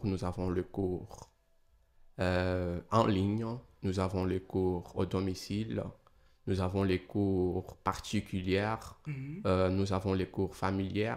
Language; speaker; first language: French; non-native, fluent; Portuguese